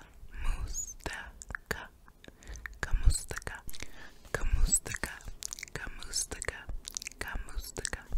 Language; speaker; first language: Filipino; non-native, learner; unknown